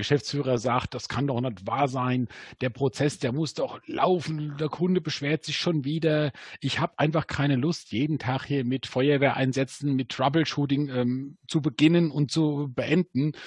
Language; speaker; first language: German; native; German